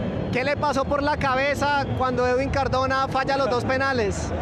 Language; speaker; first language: Spanish; native; Spanish